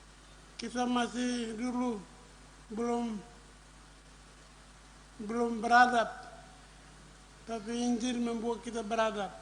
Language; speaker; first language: Indonesian; non-native, local second language; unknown